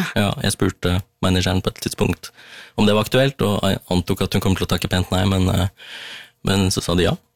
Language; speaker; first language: Norwegian; early bilingual, other home language; Tamil